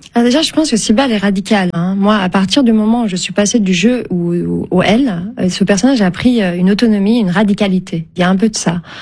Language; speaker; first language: French; early bilingual, other home language; Turkish